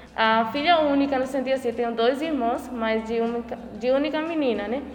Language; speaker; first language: Portuguese; non-native, fluent; Spanish